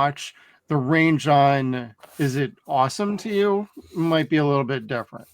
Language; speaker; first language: English; native; English